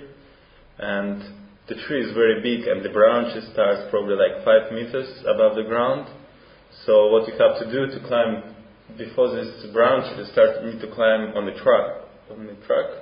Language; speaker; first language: English; non-native, fluent; Russian